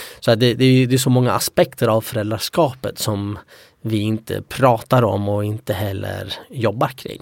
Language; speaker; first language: Swedish; early bilingual, other home language; Kurdish